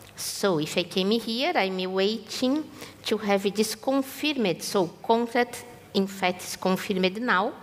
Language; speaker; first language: English; non-native, fluent; Portuguese